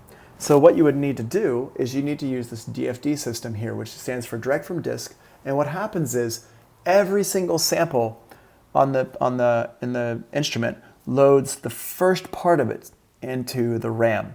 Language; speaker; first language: English; native; English